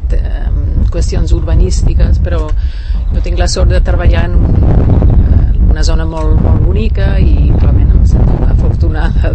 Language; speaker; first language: Catalan; non-native, fluent; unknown